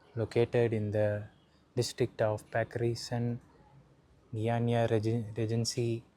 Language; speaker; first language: English; non-native, local second language; Tamil